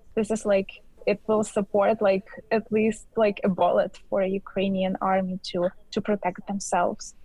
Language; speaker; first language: English; non-native, fluent; Ukrainian